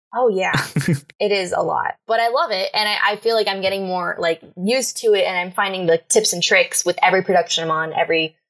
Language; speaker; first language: English; native; English